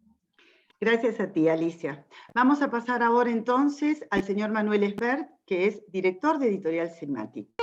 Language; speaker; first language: Spanish; native; Spanish